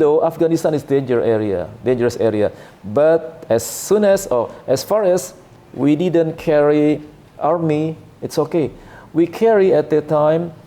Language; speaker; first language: English; non-native, learner; Indonesian